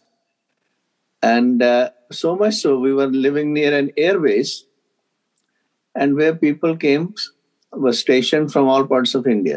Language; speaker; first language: English; non-native, local second language; Punjabi